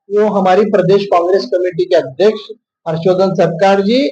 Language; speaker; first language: Hindi; non-native, local second language; Marathi